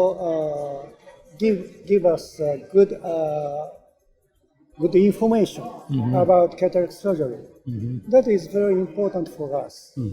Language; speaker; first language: English; non-native, learner; Japanese